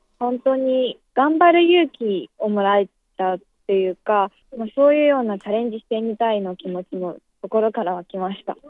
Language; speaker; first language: Japanese; non-native, fluent; Chinese